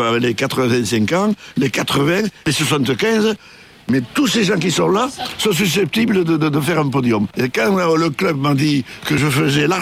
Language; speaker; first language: French; native; French